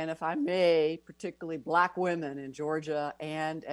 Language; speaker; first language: English; native; English